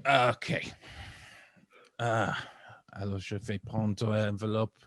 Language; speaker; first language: French; non-native, learner; English